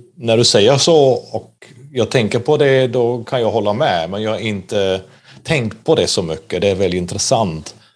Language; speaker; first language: Swedish; non-native, fluent; German